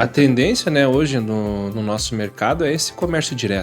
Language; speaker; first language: Portuguese; native; Portuguese